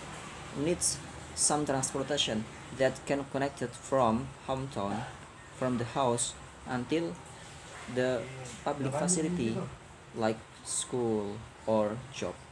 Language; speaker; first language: English; non-native, learner; Indonesian